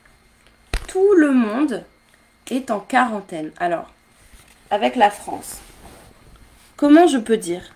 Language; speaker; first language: French; native; French